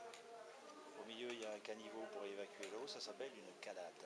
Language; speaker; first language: French; native; French